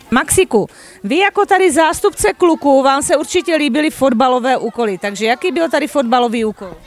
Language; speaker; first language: Czech; native; Czech